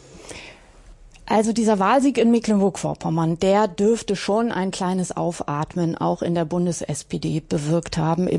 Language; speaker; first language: German; native; German